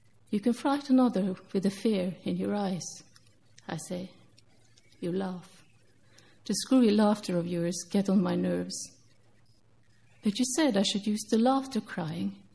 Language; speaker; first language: English; non-native, fluent; Norwegian